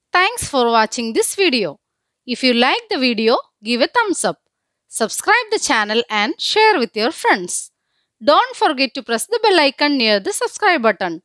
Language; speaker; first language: English; non-native, local second language; Malayalam